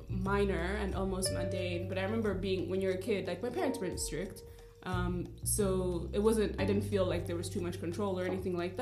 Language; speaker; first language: English; non-native, local second language; Kinyarwanda